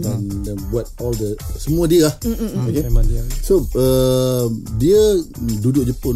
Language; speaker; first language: Malay; native; Malay